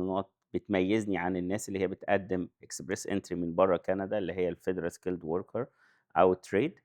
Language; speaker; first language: Arabic; native; Arabic